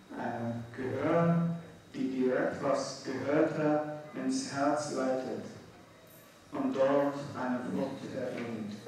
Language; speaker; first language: German; non-native, fluent; Arabic